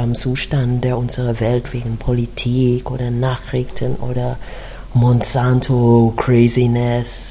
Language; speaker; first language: German; non-native, learner; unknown